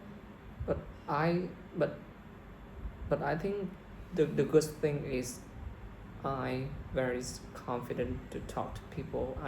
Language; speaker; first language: English; non-native, learner; Vietnamese